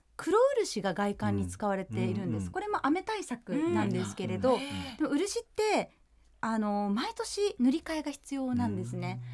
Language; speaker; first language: Japanese; native; Japanese